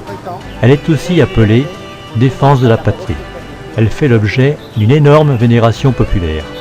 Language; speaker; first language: French; native; French